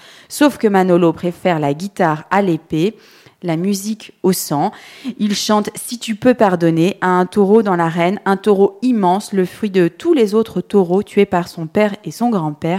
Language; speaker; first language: French; native; French